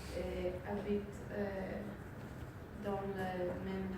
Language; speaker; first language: French; non-native, learner; Spanish